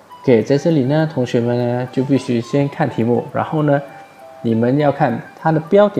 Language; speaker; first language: Malay; non-native, local second language; Chinese